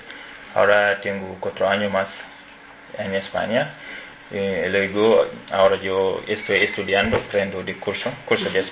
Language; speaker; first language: Spanish; non-native, learner; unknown